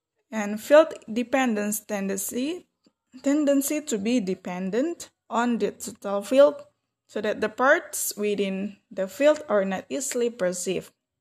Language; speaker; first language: English; non-native, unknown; Indonesian